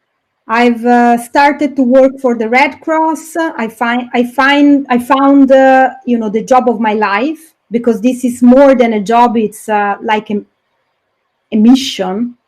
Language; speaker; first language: English; non-native, fluent; Italian